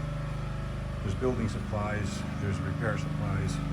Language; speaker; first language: English; native; English